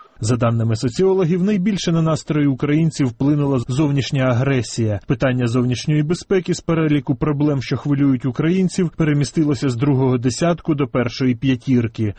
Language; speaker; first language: Ukrainian; native; Ukrainian